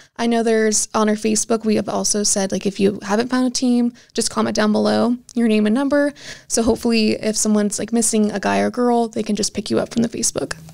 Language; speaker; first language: English; native; English